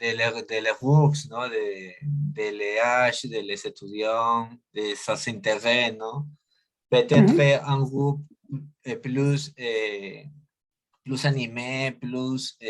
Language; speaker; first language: French; non-native, learner; Spanish